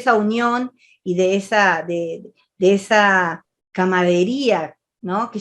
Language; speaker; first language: Spanish; native; Spanish